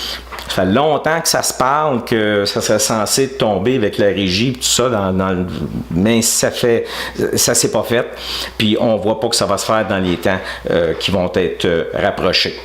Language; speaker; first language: French; native; French